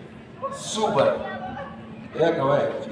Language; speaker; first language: Russian; non-native, learner; Arabic